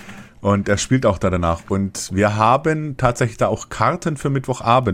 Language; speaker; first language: German; native; German